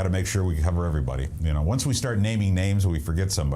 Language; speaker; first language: English; native; English